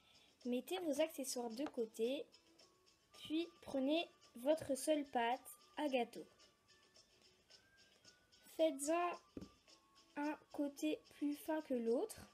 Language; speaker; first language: French; native; French